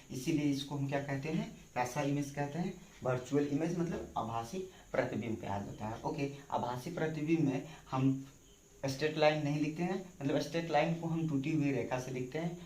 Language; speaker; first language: Hindi; native; Hindi